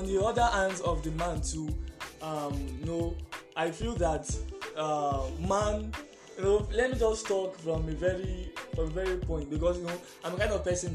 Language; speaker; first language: English; non-native, local second language; Yoruba